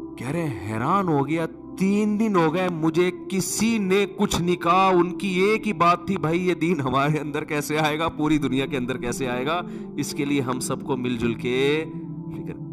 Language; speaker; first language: Urdu; native; Urdu